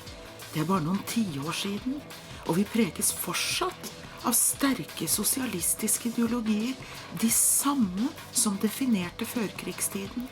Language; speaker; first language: Norwegian; early bilingual, heritage; Norwegian